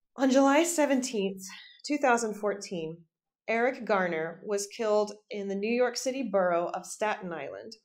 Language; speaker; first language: English; native; English